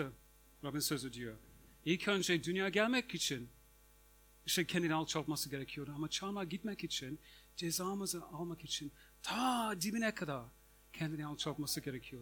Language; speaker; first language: Turkish; non-native, fluent; English